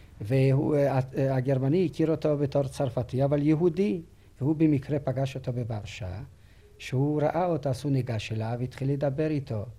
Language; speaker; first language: Hebrew; non-native, fluent; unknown